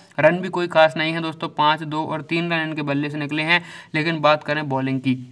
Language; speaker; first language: Hindi; native; Hindi